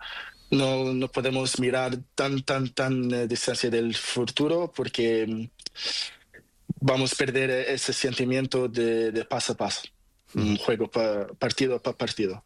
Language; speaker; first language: Spanish; non-native, learner; Portuguese